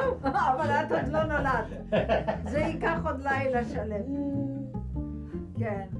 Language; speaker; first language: Hebrew; non-native, fluent; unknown